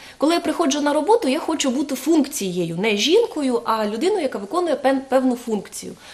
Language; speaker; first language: Ukrainian; native; Ukrainian